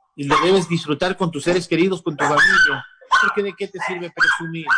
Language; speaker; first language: Spanish; native; Spanish